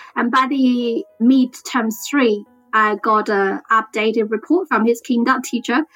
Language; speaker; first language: English; non-native, fluent; Chinese